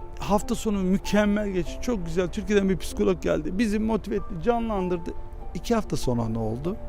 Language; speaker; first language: Turkish; early bilingual, heritage; Turkish